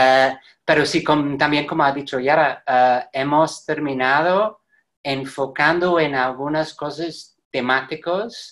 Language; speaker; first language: Spanish; non-native, fluent; English